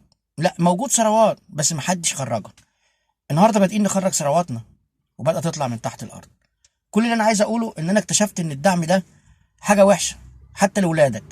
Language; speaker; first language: Arabic; native; Arabic